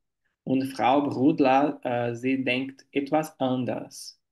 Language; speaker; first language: German; non-native, fluent; Portuguese